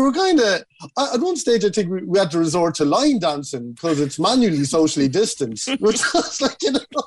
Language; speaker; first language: English; native; English